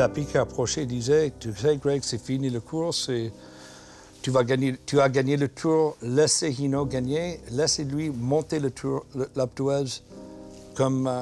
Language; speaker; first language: French; non-native, fluent; English